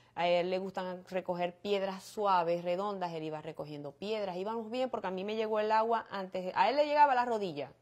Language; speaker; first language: Spanish; native; Spanish